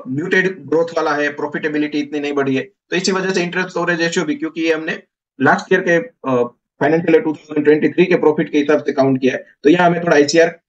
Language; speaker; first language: Hindi; non-native, local second language; Gujarati